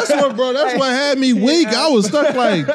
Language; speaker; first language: English; native; English